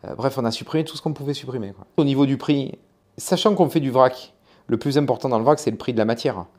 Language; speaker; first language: French; native; French